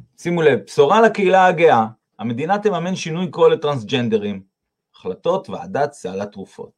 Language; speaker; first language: Hebrew; native; Hebrew